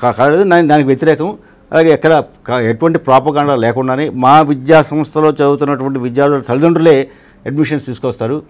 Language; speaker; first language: Telugu; non-native, local second language; Malayalam